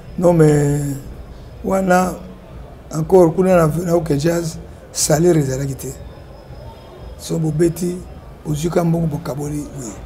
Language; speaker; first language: Lingala; non-native, local second language; Kongo